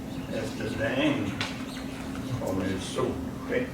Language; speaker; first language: Swedish; native; Swedish